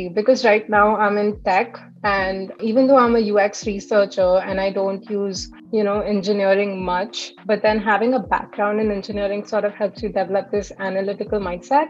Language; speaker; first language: English; non-native, local second language; Hindi